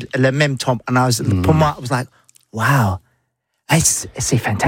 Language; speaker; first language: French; non-native, learner; English